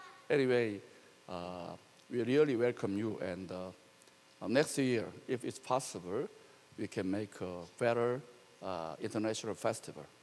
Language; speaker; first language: English; non-native, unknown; Korean